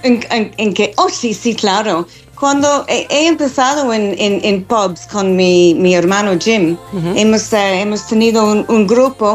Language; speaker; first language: Spanish; non-native, fluent; English